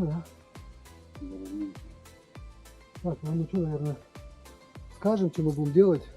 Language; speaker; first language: Russian; native; Russian